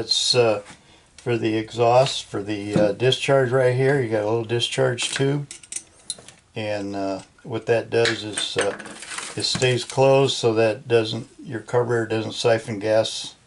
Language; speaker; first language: English; native; English